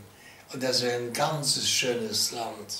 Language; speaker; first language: German; non-native, learner; English